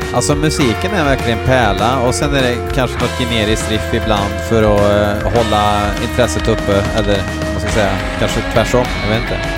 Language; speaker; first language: Swedish; native; Swedish